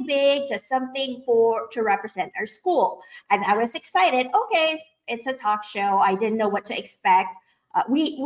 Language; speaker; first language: English; non-native, local second language; Filipino